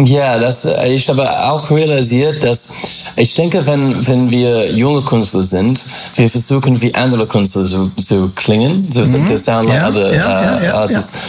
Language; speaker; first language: German; non-native, learner; English